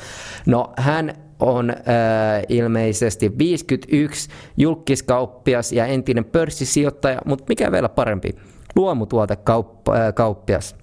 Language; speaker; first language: Finnish; native; Finnish